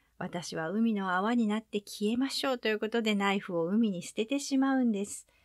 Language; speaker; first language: Japanese; native; Japanese